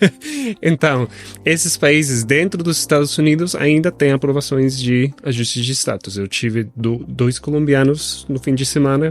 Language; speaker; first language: Portuguese; non-native, fluent; Spanish